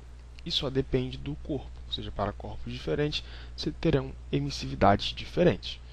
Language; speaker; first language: Portuguese; native; Portuguese